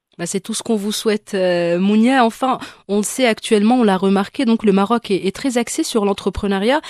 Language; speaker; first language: French; non-native, local second language; Arabic